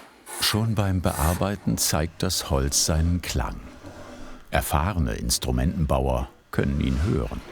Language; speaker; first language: German; native; German